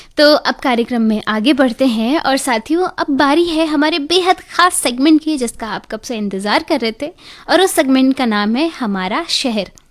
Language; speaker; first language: Hindi; native; Hindi